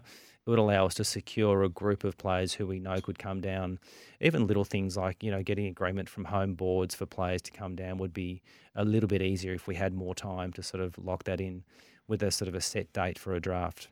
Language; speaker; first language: English; native; English